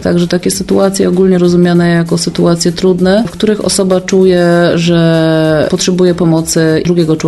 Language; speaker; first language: Polish; native; Polish